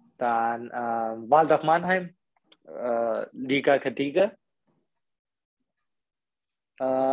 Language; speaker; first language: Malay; non-native, local second language; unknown